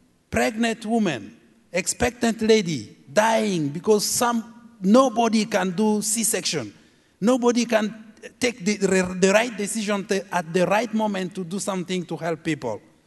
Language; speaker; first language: English; non-native, fluent; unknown